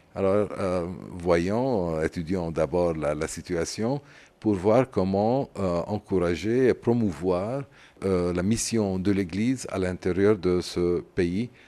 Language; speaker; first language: French; non-native, fluent; Arabic